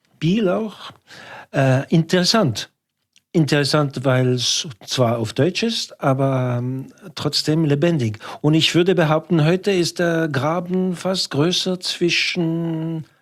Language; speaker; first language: German; non-native, local second language; French